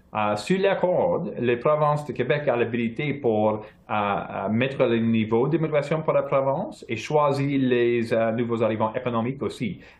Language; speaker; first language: French; non-native, local second language; English